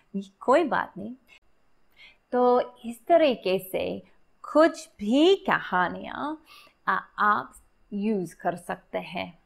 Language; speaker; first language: Hindi; non-native, learner; English